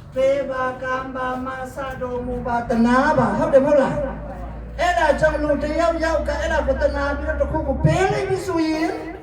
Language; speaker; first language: Burmese; non-native, local second language; Hakha Chin